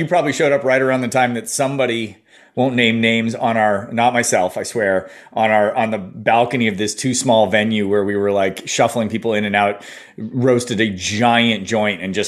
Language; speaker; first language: English; native; English